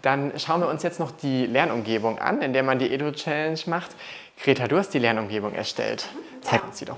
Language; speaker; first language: German; native; German